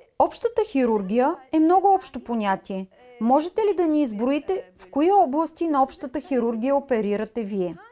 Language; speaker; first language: Bulgarian; native; Bulgarian